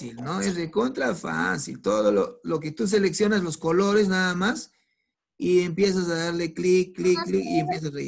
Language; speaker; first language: Spanish; native; Spanish